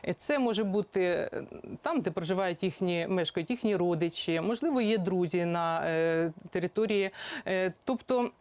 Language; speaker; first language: Ukrainian; native; Ukrainian